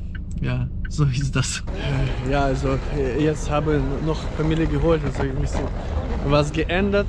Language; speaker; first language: German; non-native, fluent; Ukrainian